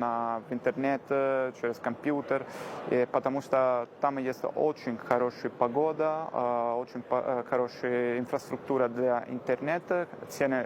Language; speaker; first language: Russian; non-native, learner; Italian